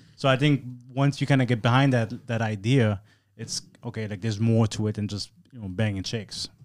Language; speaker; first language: English; non-native, fluent; German